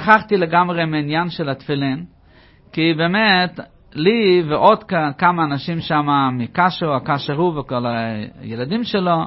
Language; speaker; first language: Hebrew; non-native, fluent; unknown